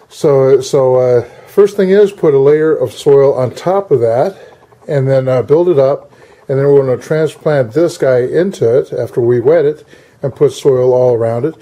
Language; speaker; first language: English; native; English